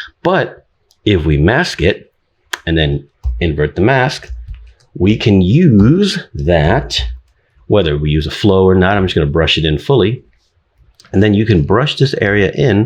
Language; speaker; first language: English; native; English